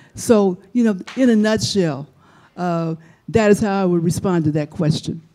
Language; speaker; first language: English; native; English